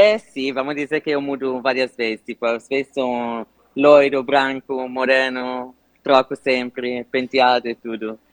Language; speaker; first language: Portuguese; non-native, fluent; Italian